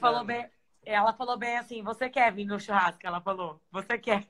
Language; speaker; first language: Portuguese; native; Portuguese